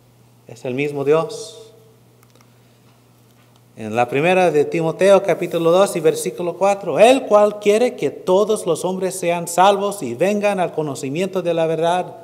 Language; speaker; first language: Spanish; non-native, fluent; English